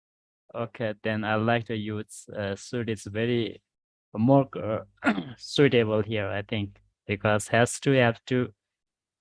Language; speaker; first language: English; non-native, learner; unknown